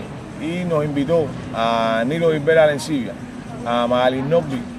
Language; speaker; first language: Spanish; native; Spanish